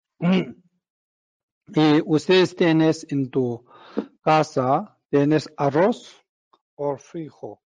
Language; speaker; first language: Spanish; non-native, learner; Tibetan